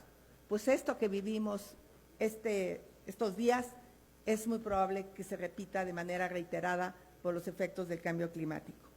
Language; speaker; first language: Spanish; native; Spanish